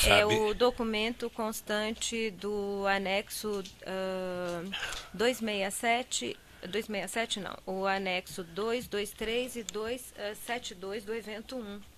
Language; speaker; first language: Portuguese; native; Portuguese